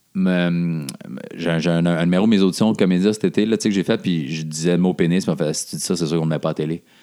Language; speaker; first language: French; native; French